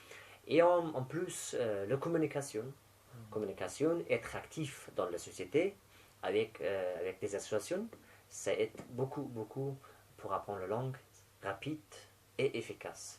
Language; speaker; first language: French; non-native, fluent; Persian